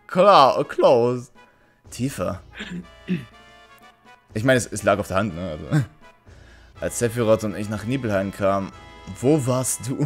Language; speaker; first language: German; native; German